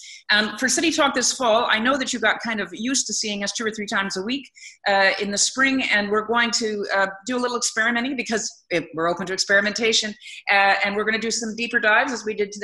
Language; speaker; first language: English; native; English